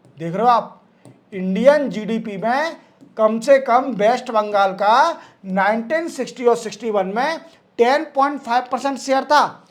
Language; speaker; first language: Hindi; native; Hindi